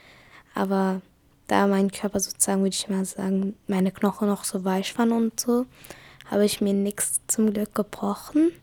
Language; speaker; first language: German; early bilingual, other home language; Kurdish